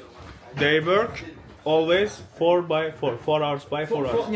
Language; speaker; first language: English; non-native, learner; Turkish